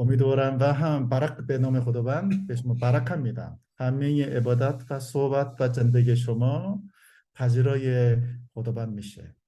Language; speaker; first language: Persian; non-native, learner; Korean